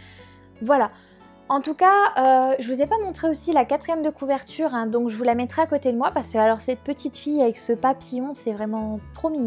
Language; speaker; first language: French; native; French